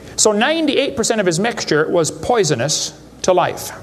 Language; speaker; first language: English; native; English